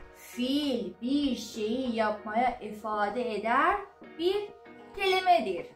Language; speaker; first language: Turkish; non-native, fluent; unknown